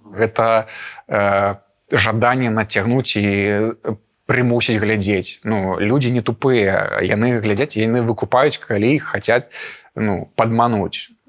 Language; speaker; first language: Belarusian; non-native, local second language; Russian